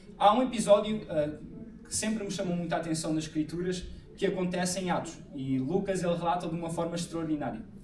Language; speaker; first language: Portuguese; native; Portuguese